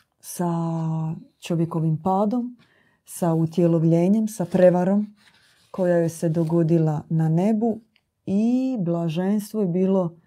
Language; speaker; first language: Croatian; native; Croatian